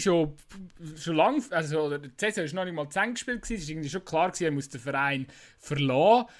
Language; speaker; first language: German; native; German